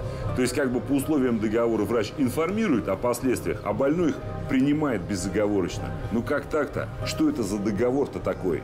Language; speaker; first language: Russian; native; Russian